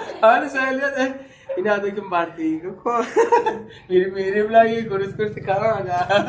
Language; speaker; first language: Indonesian; non-native, fluent; Persian